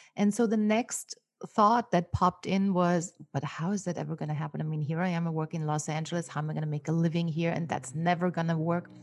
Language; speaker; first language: English; non-native, fluent; German